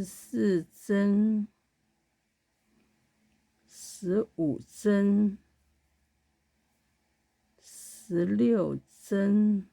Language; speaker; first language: Chinese; native; Chinese